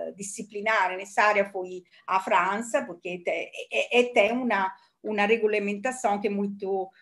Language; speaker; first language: Portuguese; non-native, fluent; Italian